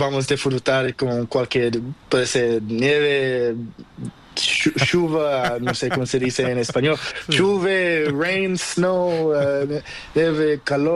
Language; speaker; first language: Spanish; non-native, learner; Portuguese